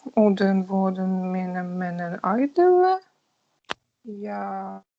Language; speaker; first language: Finnish; non-native, learner; Russian